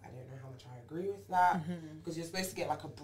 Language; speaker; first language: English; non-native, local second language; Yoruba